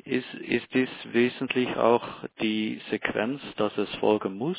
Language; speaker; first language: German; non-native, fluent; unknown